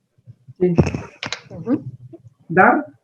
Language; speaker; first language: Spanish; non-native, learner; English